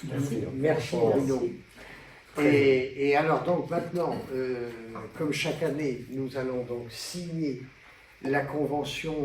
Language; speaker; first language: French; native; French